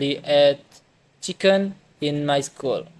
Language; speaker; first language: English; non-native, learner; Indonesian